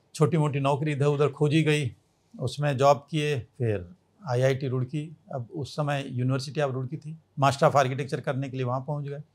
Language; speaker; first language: Hindi; native; Hindi